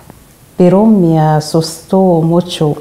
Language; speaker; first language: Spanish; non-native, learner; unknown